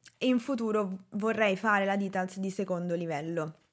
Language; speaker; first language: Italian; native; Italian